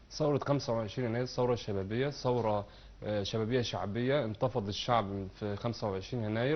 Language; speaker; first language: Arabic; native; Arabic